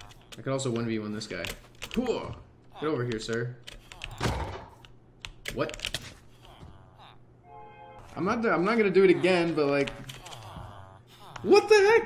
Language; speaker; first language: English; native; English